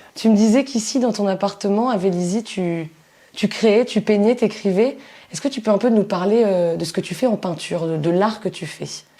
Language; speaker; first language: French; native; French